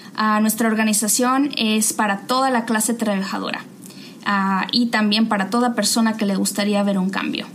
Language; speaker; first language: Spanish; native; Spanish